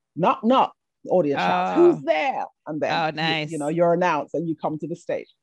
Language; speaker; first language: English; native; English